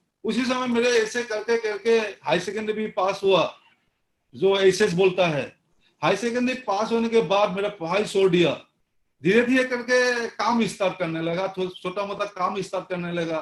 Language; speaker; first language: Hindi; non-native, local second language; Assamese